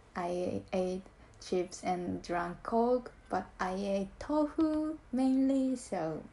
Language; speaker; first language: English; non-native, learner; Japanese